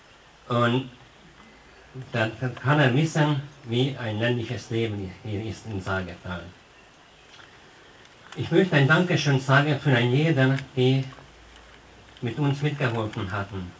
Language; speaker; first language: German; non-native, local second language; Hungarian